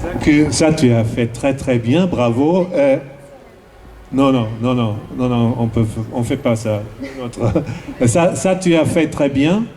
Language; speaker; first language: French; non-native, fluent; Swedish